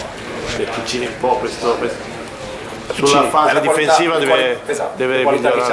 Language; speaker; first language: Italian; native; Italian